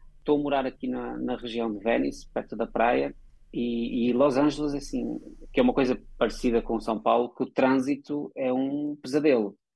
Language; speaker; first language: Portuguese; native; Portuguese